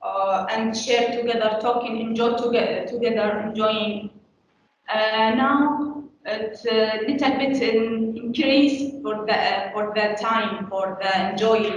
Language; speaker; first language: English; non-native, learner; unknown